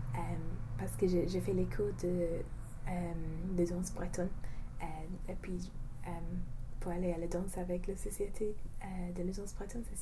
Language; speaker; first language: French; non-native, fluent; English